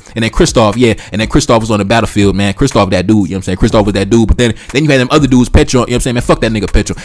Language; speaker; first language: English; early bilingual, other home language; Haitian Creole